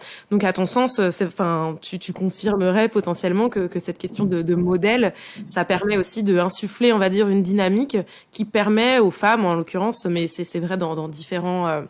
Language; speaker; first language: French; native; French